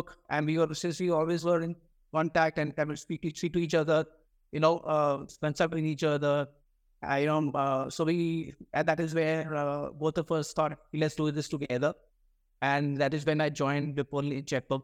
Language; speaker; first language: English; non-native, local second language; Hindi